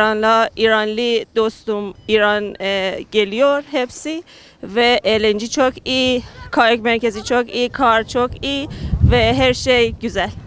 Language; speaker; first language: Turkish; non-native, learner; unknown